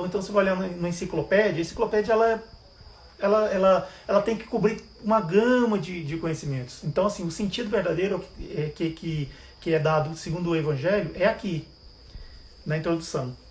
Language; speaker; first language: Portuguese; native; Portuguese